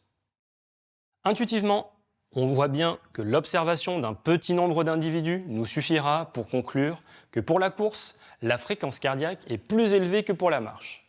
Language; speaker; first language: French; native; French